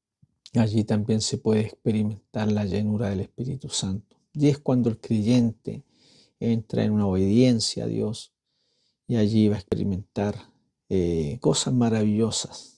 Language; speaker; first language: Spanish; native; Spanish